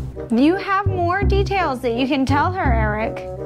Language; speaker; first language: English; native; English